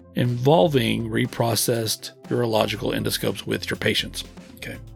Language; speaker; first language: English; native; English